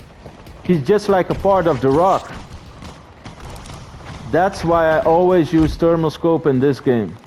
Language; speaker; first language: English; non-native, fluent; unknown